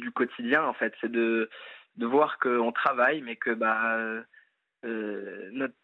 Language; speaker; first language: French; native; French